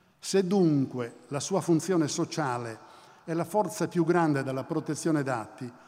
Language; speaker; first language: Italian; native; Italian